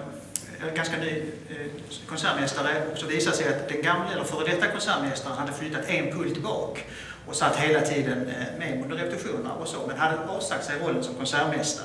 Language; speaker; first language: Swedish; native; Swedish